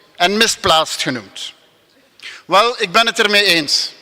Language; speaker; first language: Dutch; non-native, local second language; French